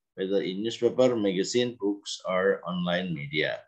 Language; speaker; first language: English; non-native, fluent; Indonesian